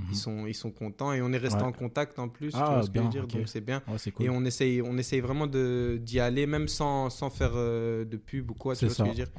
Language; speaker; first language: French; native; French